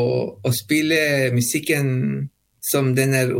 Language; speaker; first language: Norwegian; non-native, learner; Spanish